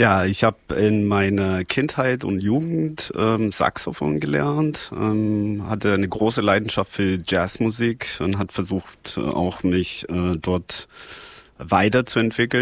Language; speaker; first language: German; non-native, fluent; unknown